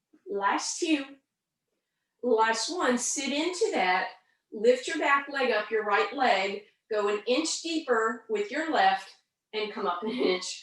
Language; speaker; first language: English; native; English